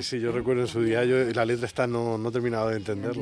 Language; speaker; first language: Spanish; native; Spanish